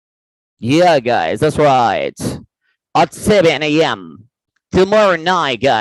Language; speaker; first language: English; non-native, fluent; Spanish